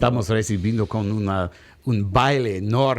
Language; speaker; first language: Spanish; non-native, learner; English